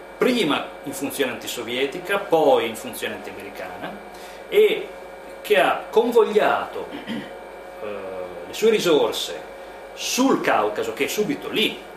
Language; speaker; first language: Italian; native; Italian